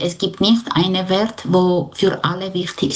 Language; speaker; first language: German; non-native, fluent; Armenian